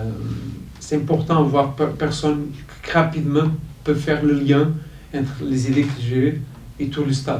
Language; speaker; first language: French; non-native, fluent; Portuguese